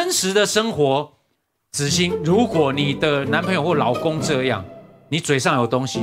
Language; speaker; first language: Chinese; native; Chinese